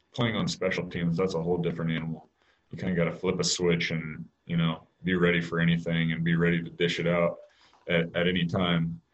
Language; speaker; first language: English; native; English